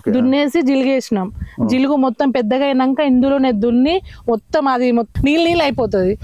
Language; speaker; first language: Telugu; native; Telugu